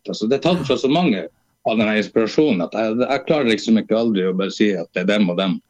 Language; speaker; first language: Norwegian; native; Norwegian